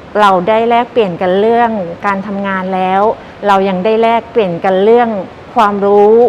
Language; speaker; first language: Thai; native; Thai